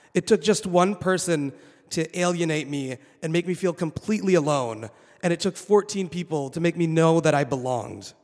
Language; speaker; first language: English; non-native, fluent; Arabic